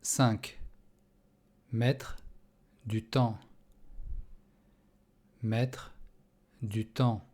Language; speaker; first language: French; non-native, fluent; Russian